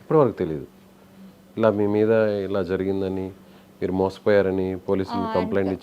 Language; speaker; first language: Telugu; native; Telugu